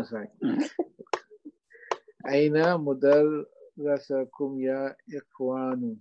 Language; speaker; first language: Arabic; non-native, learner; English